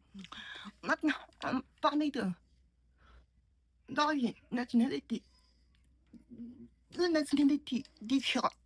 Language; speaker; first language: French; non-native, learner; Mongolian